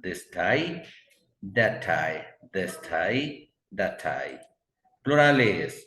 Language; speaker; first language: English; non-native, fluent; Spanish